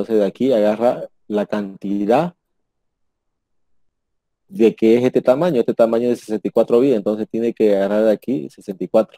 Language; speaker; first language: Spanish; native; Spanish